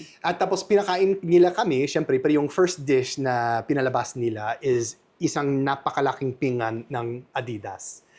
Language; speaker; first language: Filipino; non-native, fluent; English